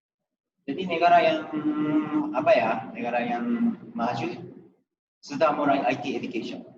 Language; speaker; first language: Indonesian; non-native, fluent; Japanese